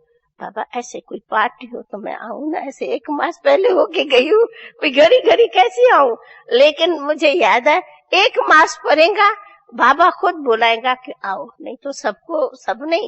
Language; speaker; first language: Hindi; non-native, local second language; Sindhi